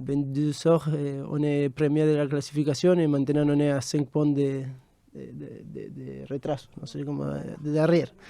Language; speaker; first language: French; non-native, fluent; Spanish